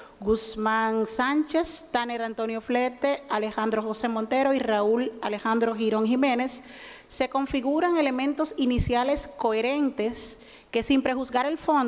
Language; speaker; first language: Spanish; native; Spanish